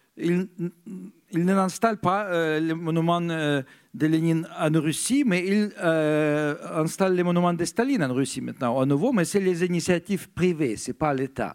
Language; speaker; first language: French; non-native, fluent; Russian